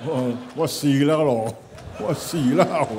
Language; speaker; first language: Malay; native; Malay